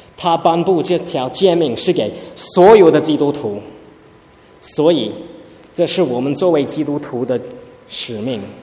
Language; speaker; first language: Chinese; early bilingual, heritage; Chinese